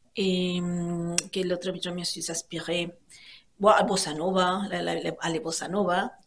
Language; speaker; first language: French; non-native, fluent; Spanish